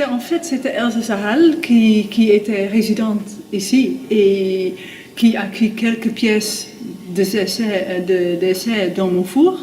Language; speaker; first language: French; non-native, fluent; Dutch